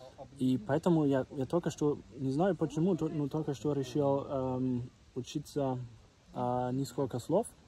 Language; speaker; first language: Russian; non-native, learner; German